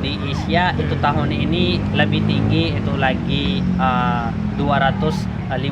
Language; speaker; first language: Indonesian; non-native, learner; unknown